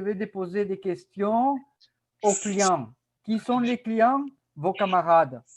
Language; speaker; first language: French; non-native, fluent; Spanish